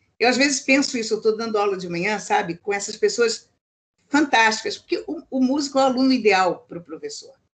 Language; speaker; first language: Portuguese; native; Portuguese